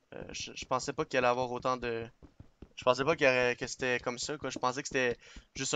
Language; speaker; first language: French; native; French